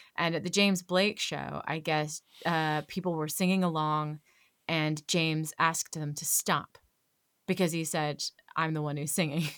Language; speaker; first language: English; native; English